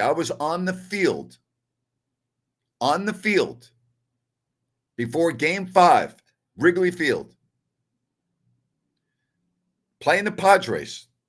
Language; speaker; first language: English; native; English